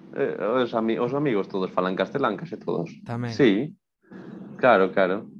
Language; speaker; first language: Galician; non-native, local second language; Spanish